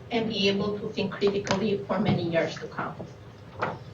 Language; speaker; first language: English; non-native, fluent; Albanian